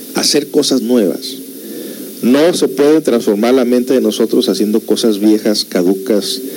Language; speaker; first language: Spanish; early bilingual, heritage; Spanish